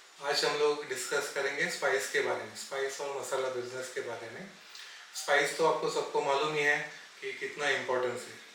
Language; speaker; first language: Hindi; non-native, local second language; Marathi